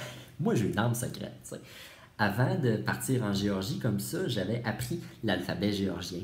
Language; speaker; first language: French; native; French